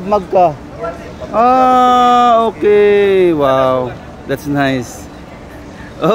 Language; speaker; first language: English; non-native, learner; Filipino